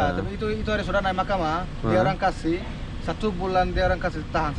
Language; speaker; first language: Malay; non-native, learner; Bangla